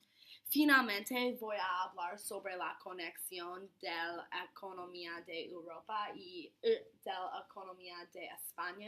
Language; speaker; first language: Spanish; non-native, learner; English